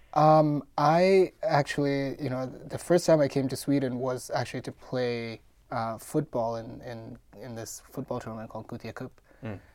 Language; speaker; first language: English; non-native, local second language; Gujarati